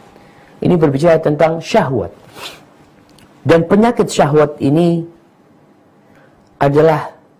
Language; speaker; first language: Indonesian; native; Indonesian